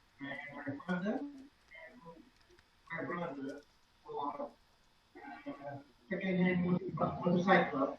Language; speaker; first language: English; non-native, local second language; Malay